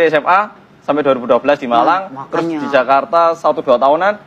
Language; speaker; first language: Indonesian; early bilingual, other home language; Korean